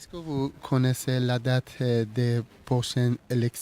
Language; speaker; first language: French; non-native, learner; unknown